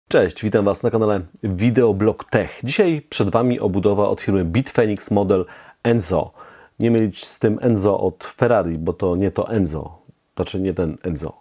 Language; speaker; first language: Polish; native; Polish